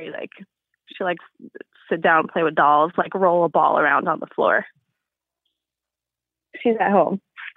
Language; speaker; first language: English; native; English